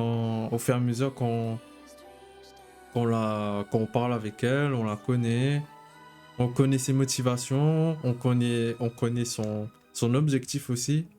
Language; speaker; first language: French; native; French